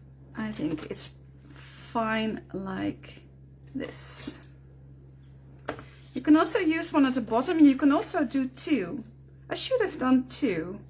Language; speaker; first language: English; non-native, fluent; Dutch